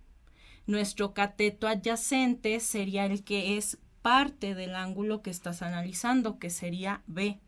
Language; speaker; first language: Spanish; native; Spanish